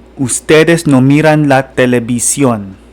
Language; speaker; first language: Spanish; non-native, fluent; Filipino